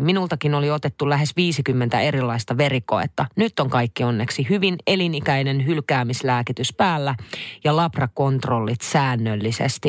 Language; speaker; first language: Finnish; native; Finnish